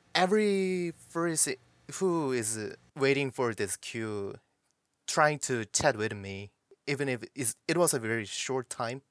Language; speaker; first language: English; non-native, learner; Korean